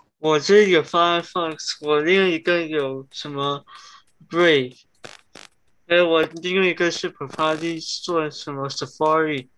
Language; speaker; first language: Chinese; early bilingual, heritage; Chinese